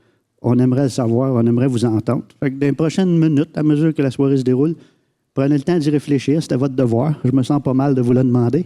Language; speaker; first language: French; native; French